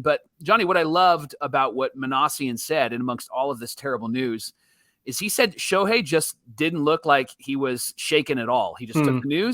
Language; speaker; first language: English; native; English